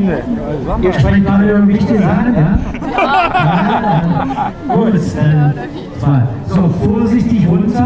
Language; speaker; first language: German; native; German